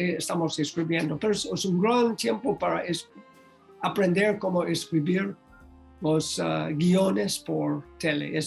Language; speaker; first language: Spanish; non-native, learner; English